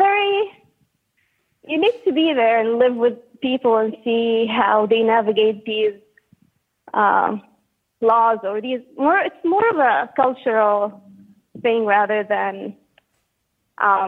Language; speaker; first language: English; non-native, fluent; Arabic